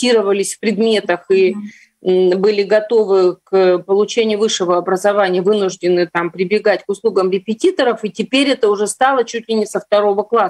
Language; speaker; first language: Russian; native; Russian